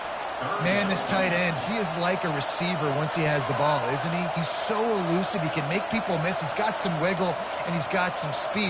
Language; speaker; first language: English; native; English